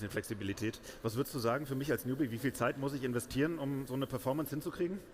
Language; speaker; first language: German; native; German